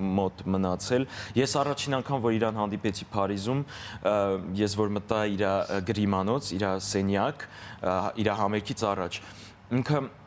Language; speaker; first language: Armenian; early bilingual, heritage; Armenian